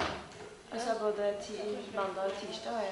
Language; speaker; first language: Norwegian; native; Norwegian